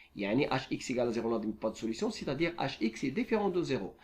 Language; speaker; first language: French; non-native, local second language; Arabic